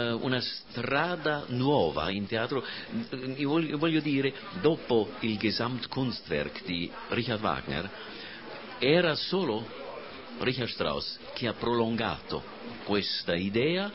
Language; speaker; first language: Italian; non-native, fluent; German